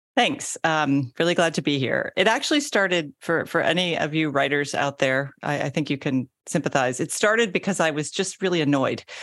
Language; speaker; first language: English; native; English